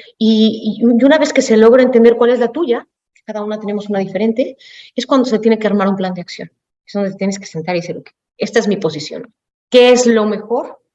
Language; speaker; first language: Spanish; native; Spanish